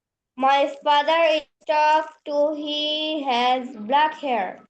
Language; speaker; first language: English; non-native, learner; Bangla